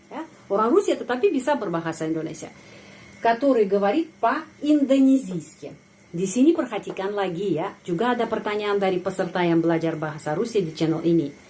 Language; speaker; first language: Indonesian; non-native, fluent; Russian